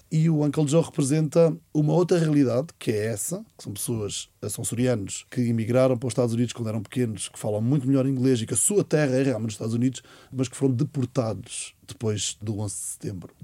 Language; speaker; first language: Portuguese; native; Portuguese